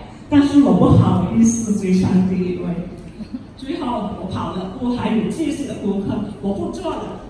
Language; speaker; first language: Chinese; early bilingual, heritage; Chinese